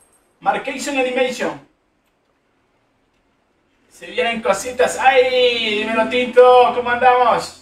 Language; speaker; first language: Spanish; native; Spanish